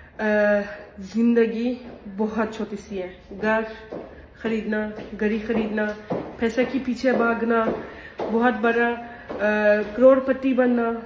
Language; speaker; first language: Hindi; non-native, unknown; Turkish